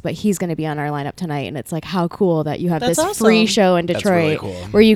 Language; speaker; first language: English; early bilingual, other home language; Spanish